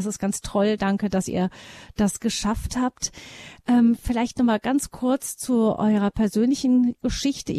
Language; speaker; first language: German; native; German